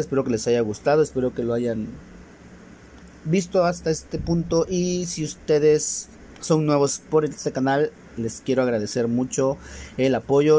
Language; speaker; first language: Spanish; native; Spanish